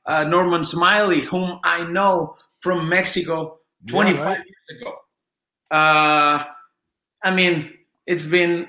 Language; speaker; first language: English; non-native, fluent; Spanish